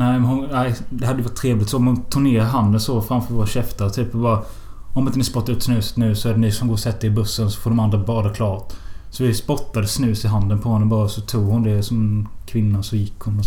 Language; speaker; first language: Swedish; native; Swedish